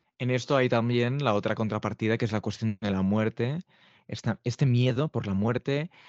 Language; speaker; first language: Spanish; non-native, local second language; Catalan